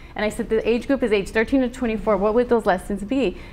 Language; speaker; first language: English; native; English